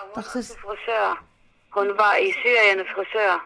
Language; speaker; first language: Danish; non-native, learner; Arabic